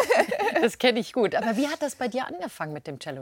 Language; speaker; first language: German; native; German